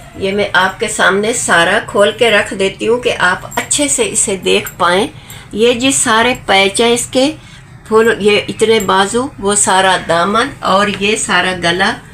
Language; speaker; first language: Urdu; non-native, local second language; Punjabi